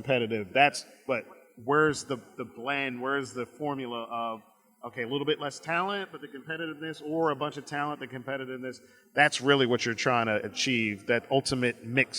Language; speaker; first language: English; native; English